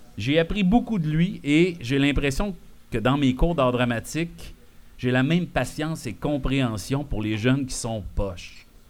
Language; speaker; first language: French; native; French